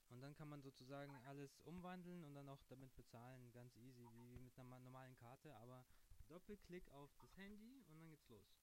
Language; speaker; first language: German; early bilingual, other home language; Russian